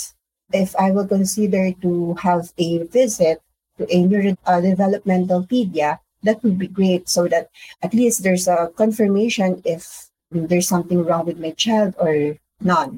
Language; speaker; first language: English; non-native, local second language; Filipino